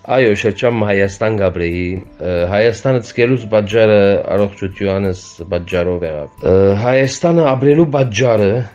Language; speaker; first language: Armenian; early bilingual, heritage; Armenian